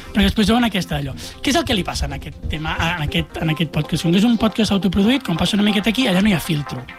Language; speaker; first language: Catalan; native; Catalan